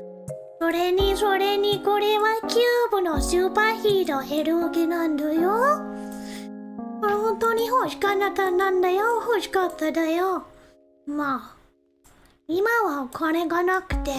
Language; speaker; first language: Japanese; non-native, learner; English